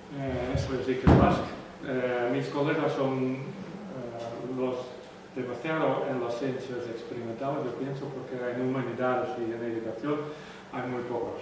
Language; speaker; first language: Spanish; non-native, learner; Western Frisian